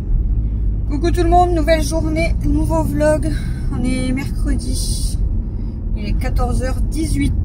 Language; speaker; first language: French; native; French